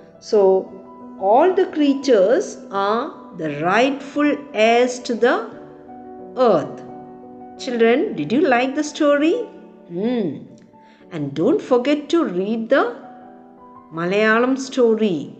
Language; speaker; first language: English; non-native, local second language; Malayalam